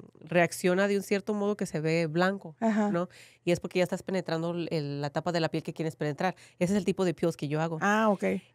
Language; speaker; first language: Spanish; early bilingual, heritage; Spanish